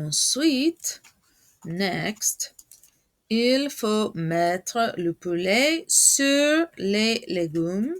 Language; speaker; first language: French; non-native, fluent; English